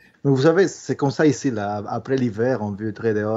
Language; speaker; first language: French; early bilingual, other home language; Spanish